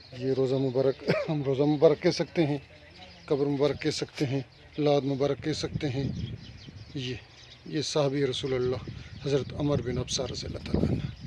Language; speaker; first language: Urdu; non-native, local second language; Sindhi